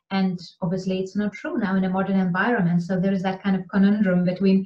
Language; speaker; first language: English; non-native, fluent; Lithuanian